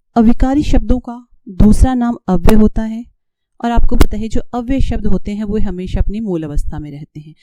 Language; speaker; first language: Hindi; native; Hindi